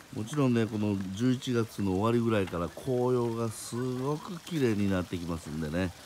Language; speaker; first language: Japanese; native; Japanese